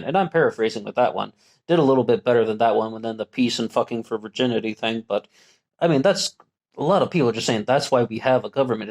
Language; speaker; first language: English; native; English